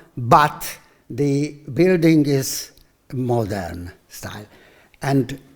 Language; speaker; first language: English; non-native, learner; Hungarian